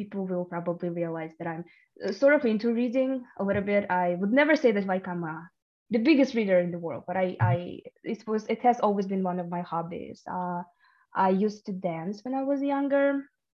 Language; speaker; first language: English; non-native, fluent; Russian